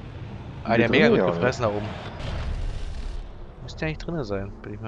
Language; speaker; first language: German; native; German